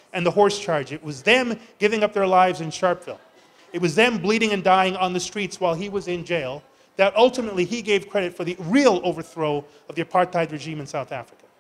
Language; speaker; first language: English; native; English